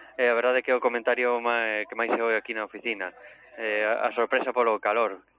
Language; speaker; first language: Galician; native; Galician